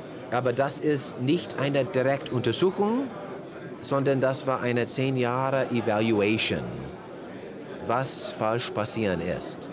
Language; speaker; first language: German; non-native, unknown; English